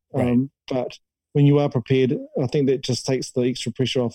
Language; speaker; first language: English; native; English